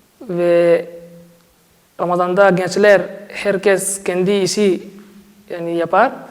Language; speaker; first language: Turkish; non-native, learner; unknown